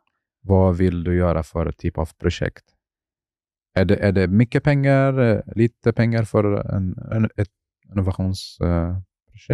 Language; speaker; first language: Swedish; non-native, fluent; Arabic